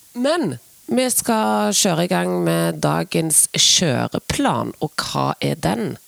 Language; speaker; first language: Norwegian; native; Norwegian